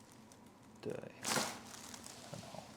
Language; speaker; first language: Chinese; non-native, learner; English